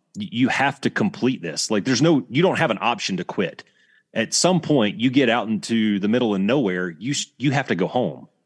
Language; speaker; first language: English; native; English